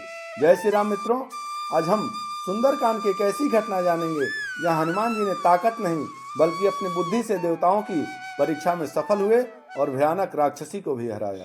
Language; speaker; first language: Hindi; native; Hindi